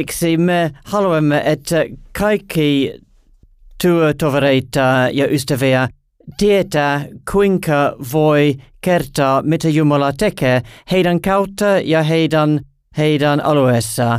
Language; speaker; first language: Finnish; non-native, learner; English